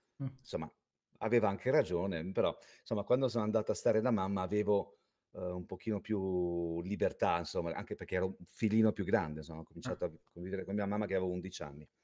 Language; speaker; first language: Italian; native; Italian